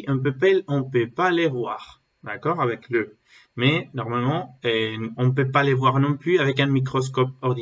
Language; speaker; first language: French; non-native, learner; Spanish